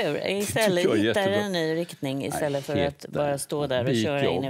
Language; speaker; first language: Swedish; native; Swedish